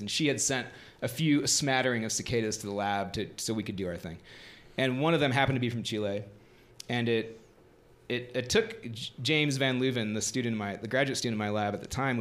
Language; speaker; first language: English; native; English